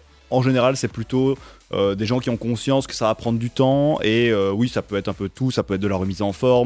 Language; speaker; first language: French; native; French